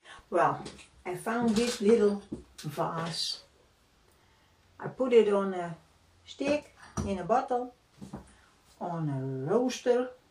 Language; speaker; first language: English; non-native, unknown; Dutch